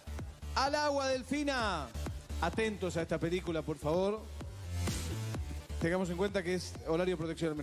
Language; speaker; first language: Spanish; native; Spanish